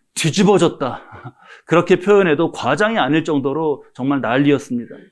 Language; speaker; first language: Korean; native; Korean